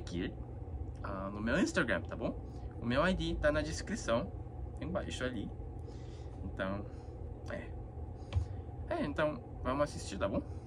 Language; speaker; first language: Portuguese; non-native, fluent; Korean